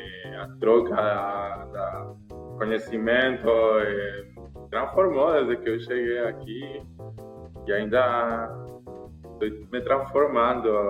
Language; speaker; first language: Portuguese; non-native, learner; Spanish